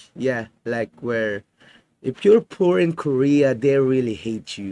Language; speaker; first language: English; non-native, fluent; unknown